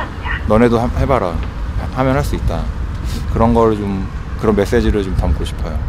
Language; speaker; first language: Korean; native; Korean